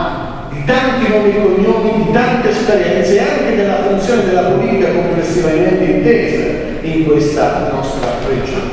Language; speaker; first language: Italian; native; Italian